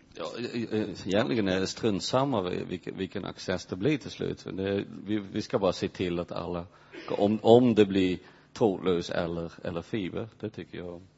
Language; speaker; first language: Swedish; non-native, fluent; Dutch